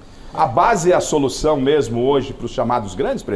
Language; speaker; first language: Portuguese; native; Portuguese